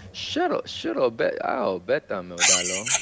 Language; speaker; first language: Amharic; non-native, learner; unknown